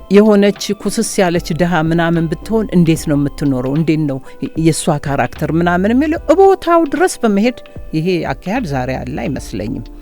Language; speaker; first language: Amharic; native; Amharic